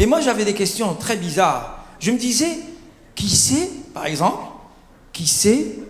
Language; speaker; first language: French; non-native, local second language; Arabic